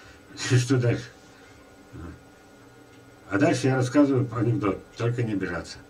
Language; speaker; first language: Russian; native; Russian